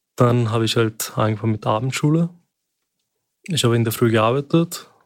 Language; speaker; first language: German; early bilingual, other home language; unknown